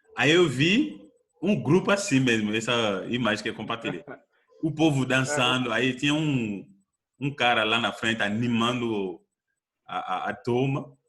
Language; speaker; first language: Portuguese; non-native, fluent; French